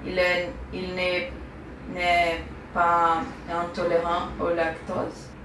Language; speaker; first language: French; non-native, learner; Portuguese